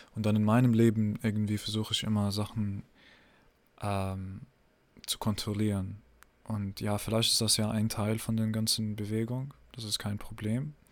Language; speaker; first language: German; non-native, fluent; English